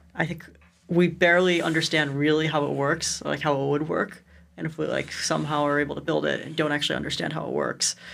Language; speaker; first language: English; native; English